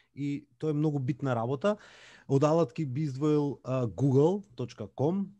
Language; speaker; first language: Macedonian; native; Macedonian